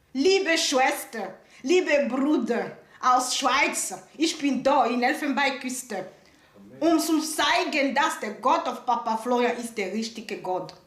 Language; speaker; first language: German; non-native, learner; French